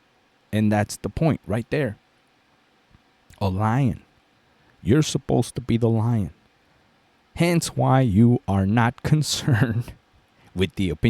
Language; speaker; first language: English; native; English